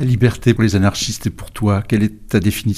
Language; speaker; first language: French; native; French